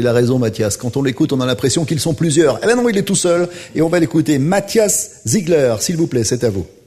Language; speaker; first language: French; native; French